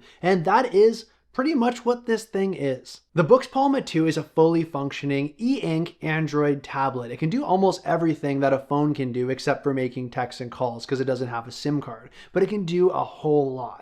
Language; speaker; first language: English; native; English